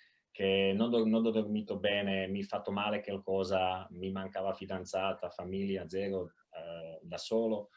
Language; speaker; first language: Italian; non-native, fluent; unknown